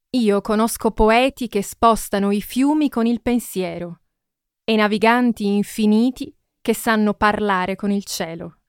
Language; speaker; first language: Italian; native; Italian